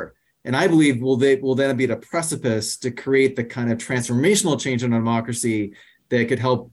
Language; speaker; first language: English; native; English